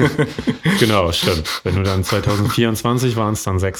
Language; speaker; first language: German; native; German